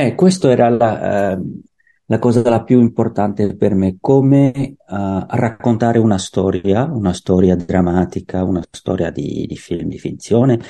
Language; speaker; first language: Italian; non-native, learner; Czech